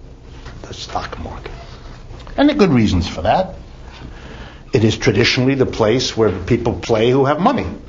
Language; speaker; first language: English; native; English